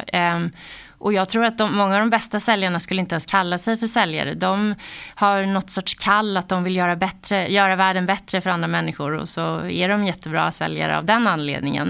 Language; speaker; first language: Swedish; native; Swedish